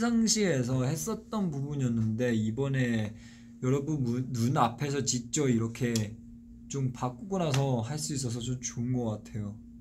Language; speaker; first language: Korean; non-native, fluent; Chinese